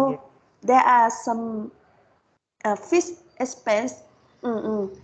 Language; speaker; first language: English; non-native, learner; Vietnamese